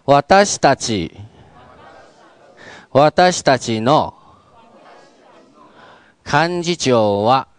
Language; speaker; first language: Japanese; non-native, fluent; Chinese